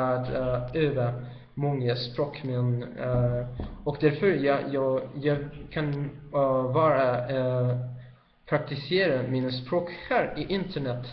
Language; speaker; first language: Swedish; non-native, learner; Spanish